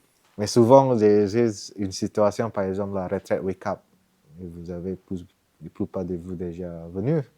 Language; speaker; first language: French; non-native, fluent; Vietnamese